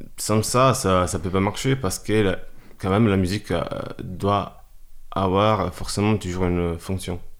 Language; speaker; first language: French; non-native, fluent; Italian